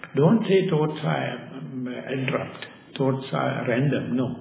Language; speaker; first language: English; non-native, local second language; Sinhala